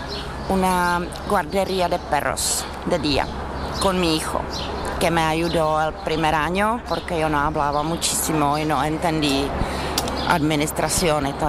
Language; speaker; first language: Spanish; non-native, fluent; Czech